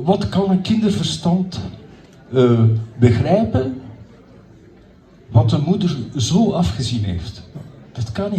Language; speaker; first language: Dutch; early bilingual, other home language; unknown